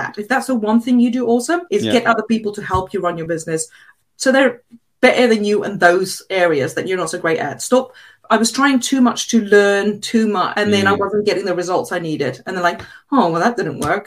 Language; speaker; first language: English; non-native, local second language; Afrikaans